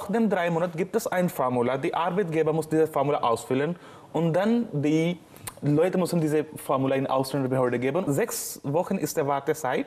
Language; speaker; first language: German; non-native, learner; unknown